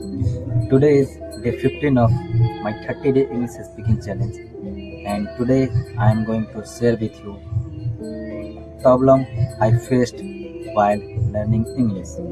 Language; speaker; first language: English; non-native, learner; Hindi